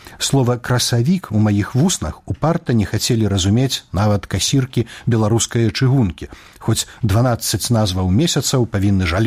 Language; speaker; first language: Belarusian; native; Belarusian